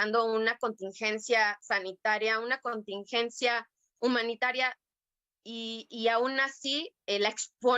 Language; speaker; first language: Spanish; native; Spanish